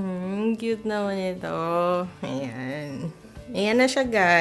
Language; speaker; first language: Filipino; native; Filipino